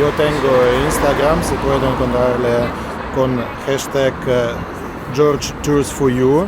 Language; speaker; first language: Spanish; non-native, fluent; Russian